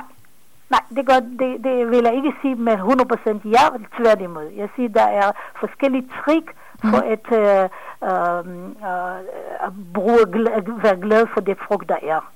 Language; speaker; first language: Danish; non-native, fluent; Hebrew